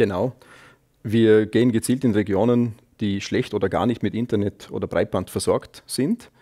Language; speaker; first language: German; native; German